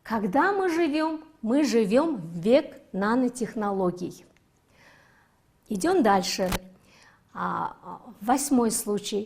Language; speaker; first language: Russian; non-native, fluent; Mongolian